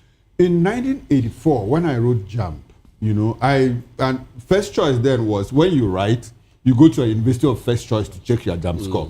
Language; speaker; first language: English; non-native, local second language; Igbo